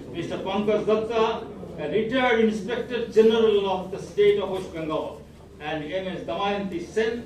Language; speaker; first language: English; non-native, local second language; Bangla